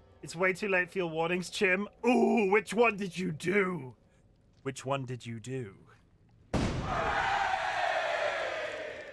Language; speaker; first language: English; native; English